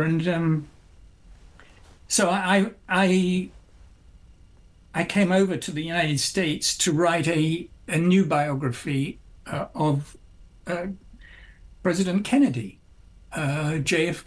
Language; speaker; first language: English; native; English